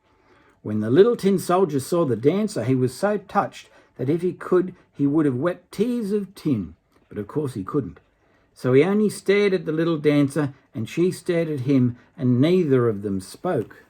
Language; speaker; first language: English; native; English